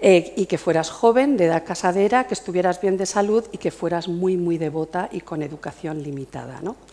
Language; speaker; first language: Spanish; native; Spanish